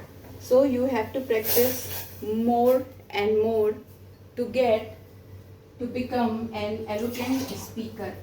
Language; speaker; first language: English; non-native, local second language; Hindi